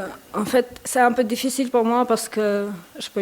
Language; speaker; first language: French; non-native, learner; Albanian